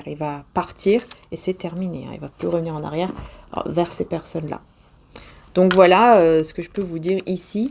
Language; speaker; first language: French; native; French